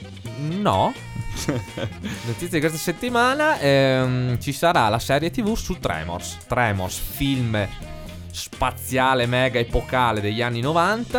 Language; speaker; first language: Italian; native; Italian